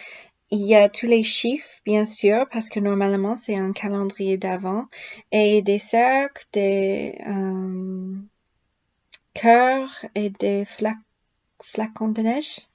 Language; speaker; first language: French; non-native, learner; English